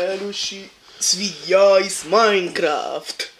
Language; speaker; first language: Russian; early bilingual, heritage; Russian